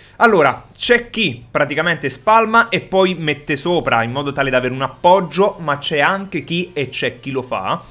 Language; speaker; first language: Italian; native; Italian